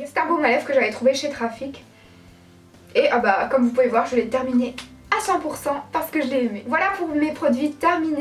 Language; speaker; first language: French; native; French